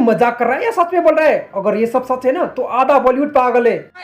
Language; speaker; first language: Hindi; native; Hindi